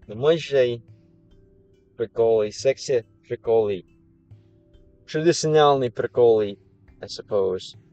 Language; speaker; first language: Russian; non-native, learner; English